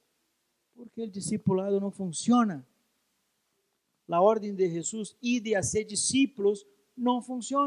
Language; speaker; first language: Spanish; non-native, learner; Portuguese